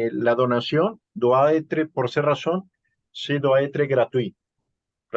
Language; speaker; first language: French; non-native, learner; Spanish